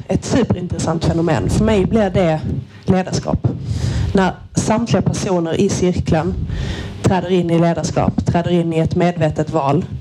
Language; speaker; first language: Swedish; native; Swedish